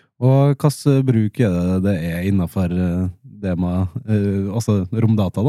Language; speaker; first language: Norwegian; native; Norwegian